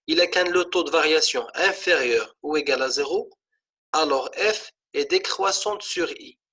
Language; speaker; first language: French; non-native, local second language; Arabic